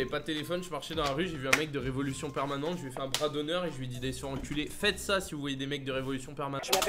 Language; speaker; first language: French; native; French